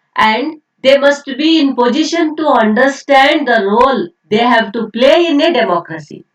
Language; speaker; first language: English; non-native, local second language; Kannada